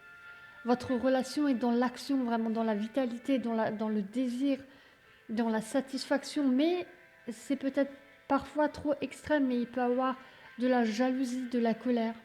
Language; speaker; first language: French; native; French